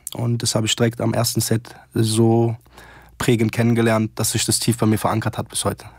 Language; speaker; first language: German; early bilingual, other home language; Arabic